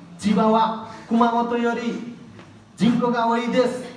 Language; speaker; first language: Japanese; non-native, learner; Nepali